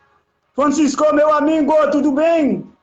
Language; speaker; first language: Portuguese; non-native, learner; Haitian Creole